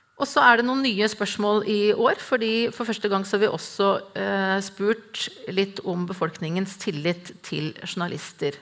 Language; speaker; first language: Norwegian; native; Norwegian